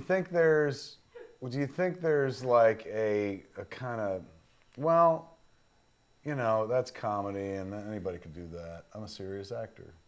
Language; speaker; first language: English; native; English